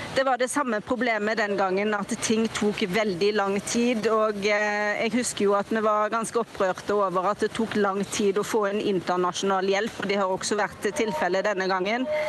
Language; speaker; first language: Norwegian; native; Norwegian